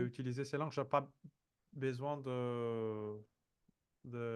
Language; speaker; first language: French; non-native, fluent; Portuguese